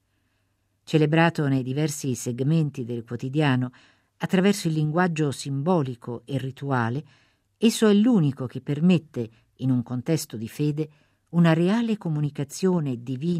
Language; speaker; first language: Italian; native; Italian